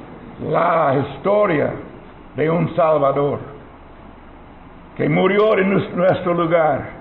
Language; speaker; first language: Spanish; non-native, learner; English